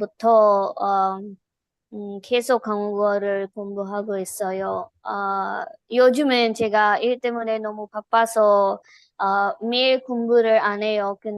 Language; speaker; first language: Korean; non-native, learner; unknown